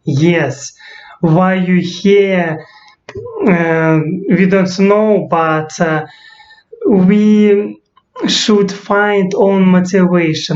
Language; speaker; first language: English; non-native, learner; Russian